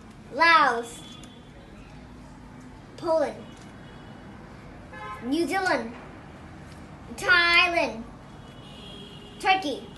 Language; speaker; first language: English; non-native, local second language; Mizo